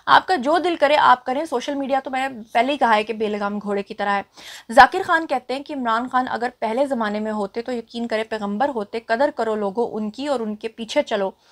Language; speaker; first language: Urdu; native; Urdu